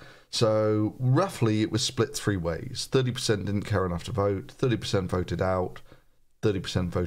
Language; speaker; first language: English; native; English